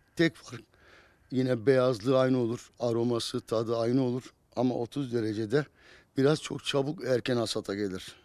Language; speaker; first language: Turkish; native; Turkish